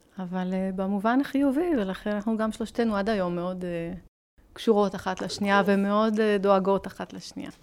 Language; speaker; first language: Hebrew; early bilingual, other home language; French